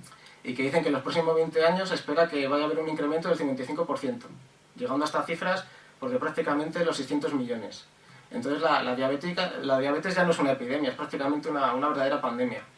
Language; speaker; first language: Spanish; native; Spanish